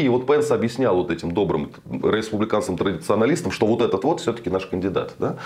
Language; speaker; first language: Russian; native; Russian